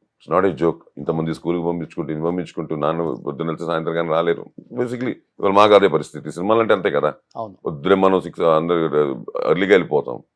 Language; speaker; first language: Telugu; native; Telugu